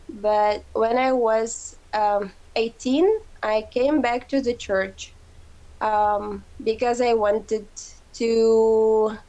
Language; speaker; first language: English; non-native, fluent; Ukrainian